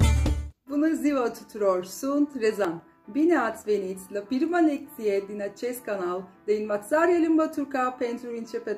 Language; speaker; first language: Romanian; non-native, fluent; Turkish